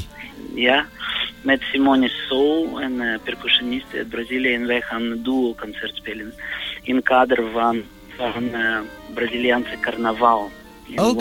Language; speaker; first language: Dutch; non-native, fluent; Russian